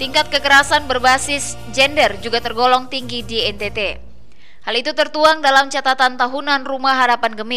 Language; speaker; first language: Indonesian; native; Indonesian